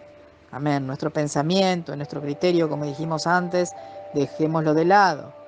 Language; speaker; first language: Spanish; native; Spanish